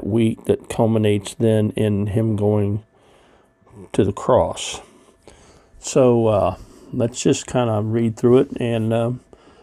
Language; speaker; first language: English; native; English